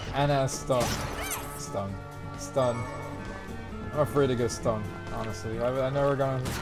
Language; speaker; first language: English; native; English